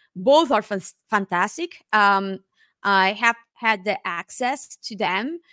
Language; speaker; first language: English; non-native, fluent; Spanish